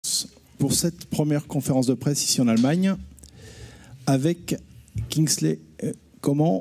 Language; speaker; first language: French; native; French